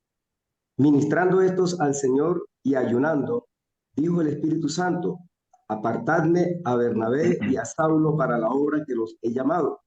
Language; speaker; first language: Spanish; native; Spanish